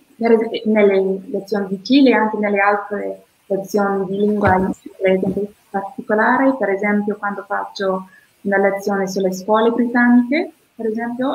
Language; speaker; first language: Italian; non-native, fluent; English